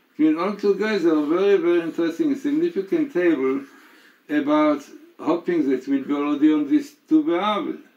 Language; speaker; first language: English; non-native, fluent; Hebrew